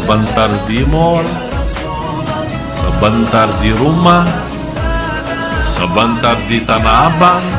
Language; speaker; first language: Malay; non-native, fluent; Arabic